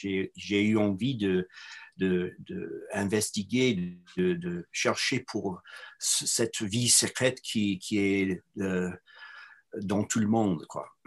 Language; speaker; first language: French; non-native, fluent; English